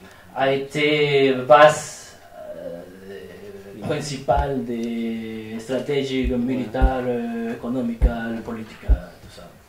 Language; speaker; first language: French; non-native, fluent; Spanish